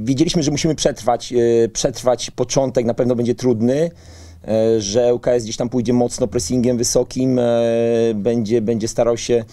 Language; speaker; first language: Polish; native; Polish